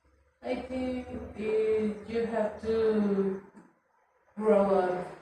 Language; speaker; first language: English; non-native, learner; Spanish